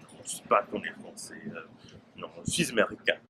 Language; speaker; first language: French; non-native, learner; English